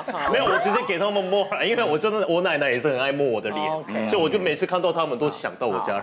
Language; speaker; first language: Chinese; non-native, fluent; Korean